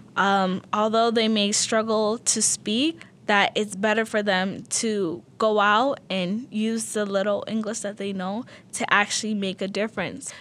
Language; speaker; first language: English; early bilingual, other home language; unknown